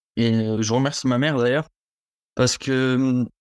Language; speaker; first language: French; native; French